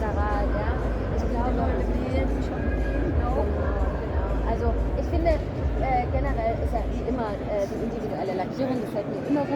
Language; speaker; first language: German; native; German